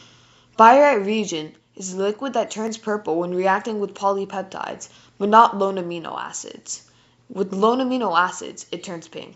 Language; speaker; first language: English; native; English